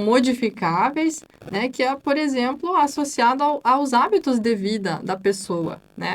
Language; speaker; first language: Portuguese; native; Portuguese